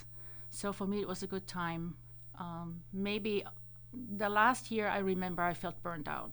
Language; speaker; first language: English; non-native, fluent; German